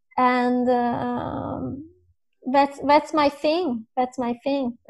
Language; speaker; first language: English; non-native, fluent; Italian